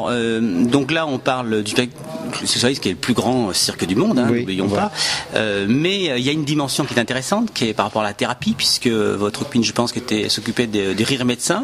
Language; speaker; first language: French; native; French